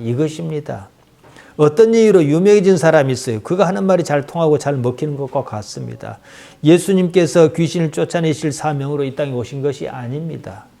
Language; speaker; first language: Korean; native; Korean